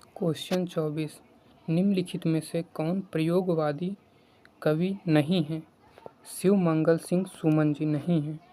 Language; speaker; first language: Hindi; native; Hindi